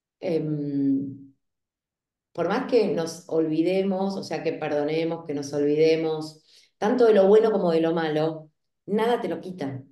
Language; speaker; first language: Spanish; native; Spanish